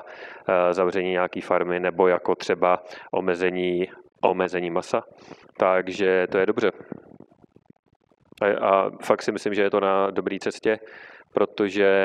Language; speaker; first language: Czech; native; Czech